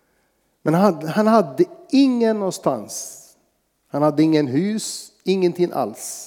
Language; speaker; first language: Swedish; non-native, fluent; Arabic